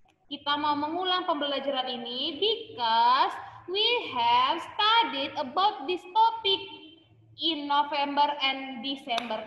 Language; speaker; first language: English; non-native, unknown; Indonesian